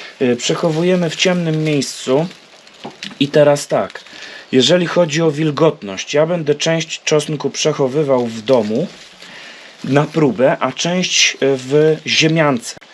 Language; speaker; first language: Polish; native; Polish